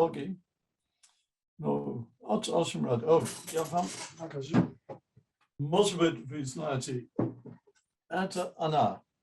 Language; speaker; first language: Russian; non-native, fluent; English